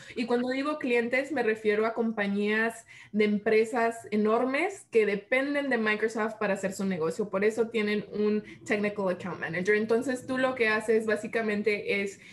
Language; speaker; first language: Spanish; early bilingual, heritage; Spanish